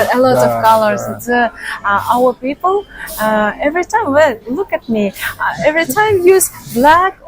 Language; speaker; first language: English; non-native, learner; Russian